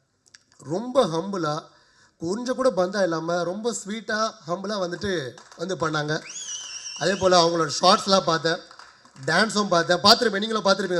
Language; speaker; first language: Tamil; native; Tamil